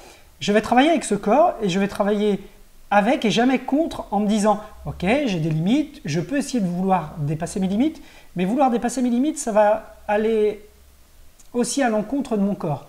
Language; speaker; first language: French; native; French